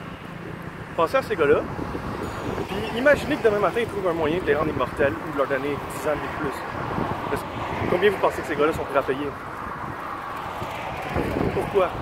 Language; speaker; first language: French; native; French